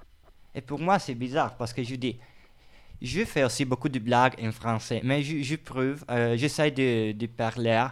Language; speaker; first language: French; non-native, fluent; Italian